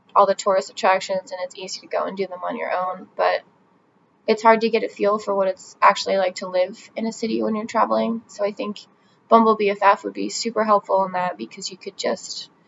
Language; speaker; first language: English; native; English